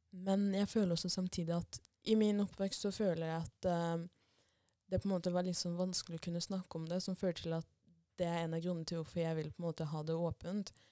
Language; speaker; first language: Norwegian; early bilingual, other home language; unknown